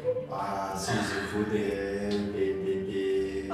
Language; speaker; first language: French; non-native, local second language; Malagasy